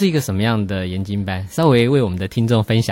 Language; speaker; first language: Chinese; native; Chinese